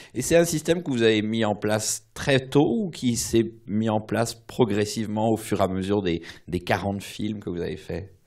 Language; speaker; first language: French; native; French